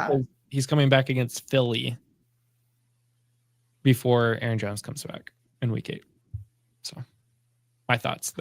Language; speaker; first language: English; native; English